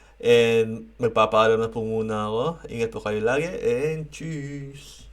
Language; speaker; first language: Filipino; native; Filipino